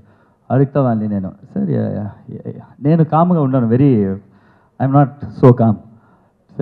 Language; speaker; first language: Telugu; non-native, learner; Tamil